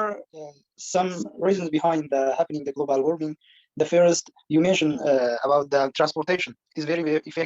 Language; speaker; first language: English; non-native, learner; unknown